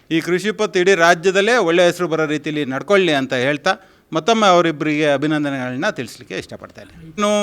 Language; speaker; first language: Kannada; native; Kannada